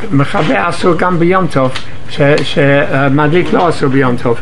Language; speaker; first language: Hebrew; non-native, fluent; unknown